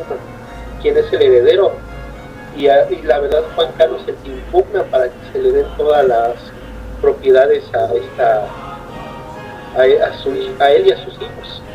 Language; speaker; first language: Spanish; native; Spanish